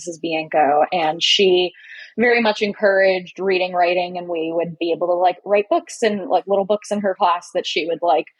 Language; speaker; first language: English; native; English